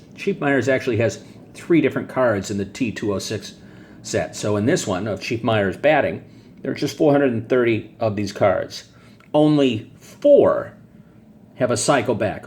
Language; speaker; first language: English; native; English